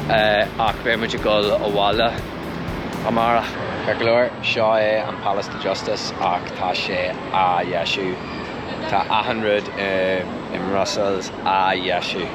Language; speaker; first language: Irish; non-native, local second language; English